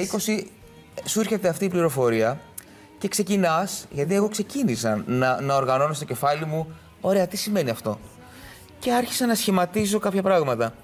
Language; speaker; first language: Greek; native; Greek